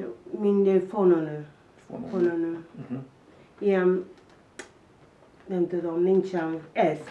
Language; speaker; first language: Hungarian; non-native, learner; Spanish